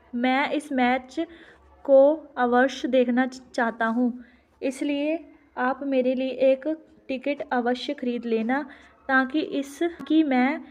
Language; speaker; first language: Hindi; non-native, local second language; Punjabi